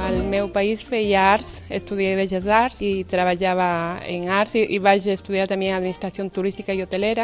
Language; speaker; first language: Catalan; non-native, fluent; Spanish